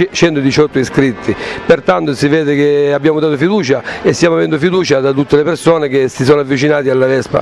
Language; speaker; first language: Italian; native; Italian